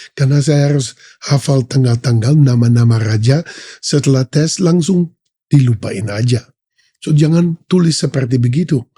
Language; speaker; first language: Indonesian; non-native, fluent; Dutch